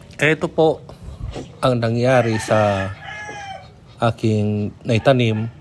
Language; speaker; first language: Filipino; non-native, local second language; Iloko